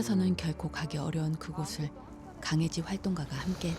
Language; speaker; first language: Korean; native; Korean